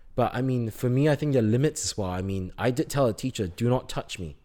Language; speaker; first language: English; native; English